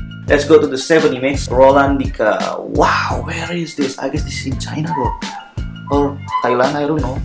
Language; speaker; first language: English; non-native, fluent; Indonesian